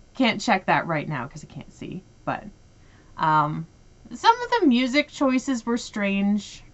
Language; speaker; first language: English; native; English